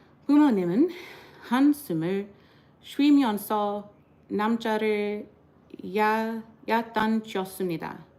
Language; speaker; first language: Korean; non-native, learner; English